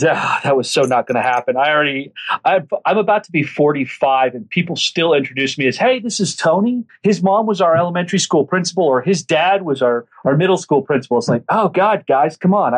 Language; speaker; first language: English; native; English